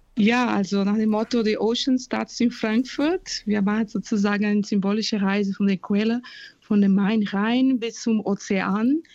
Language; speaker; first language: German; non-native, fluent; Portuguese